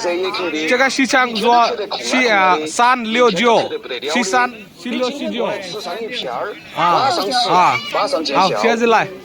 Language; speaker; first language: Chinese; non-native, learner; Bangla